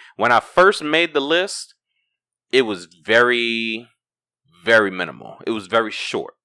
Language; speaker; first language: English; native; English